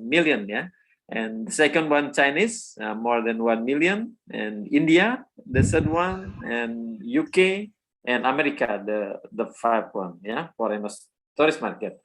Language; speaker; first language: English; non-native, learner; Indonesian